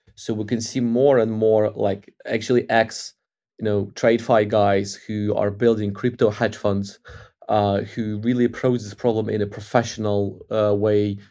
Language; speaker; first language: English; non-native, fluent; Ukrainian